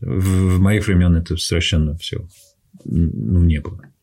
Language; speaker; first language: Russian; non-native, fluent; English